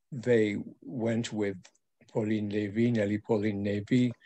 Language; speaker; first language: English; early bilingual, other home language; French